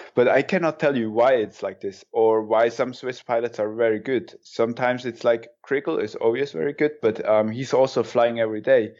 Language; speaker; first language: English; non-native, fluent; German